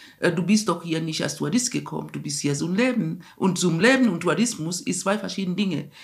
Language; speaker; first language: German; non-native, fluent; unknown